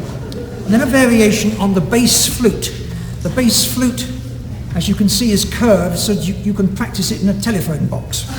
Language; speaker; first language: English; native; English